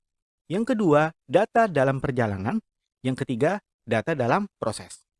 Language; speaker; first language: Indonesian; native; Indonesian